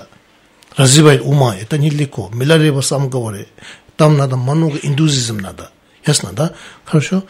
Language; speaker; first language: Russian; non-native, learner; Tibetan